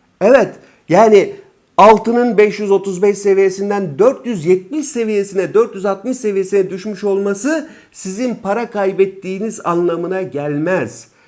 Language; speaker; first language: Turkish; native; Turkish